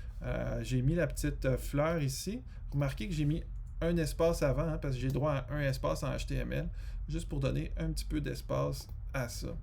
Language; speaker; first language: French; native; French